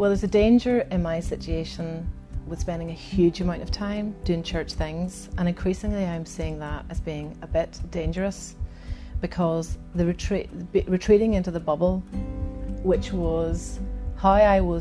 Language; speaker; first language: English; native; English